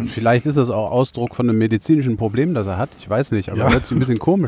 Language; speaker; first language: German; native; German